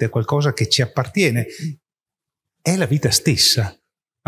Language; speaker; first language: Italian; native; Italian